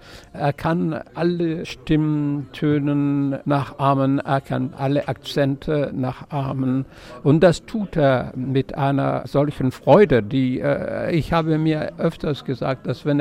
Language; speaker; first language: German; non-native, fluent; French